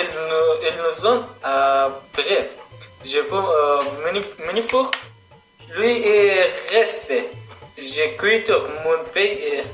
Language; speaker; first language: French; non-native, learner; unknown